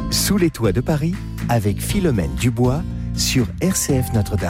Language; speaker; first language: French; native; French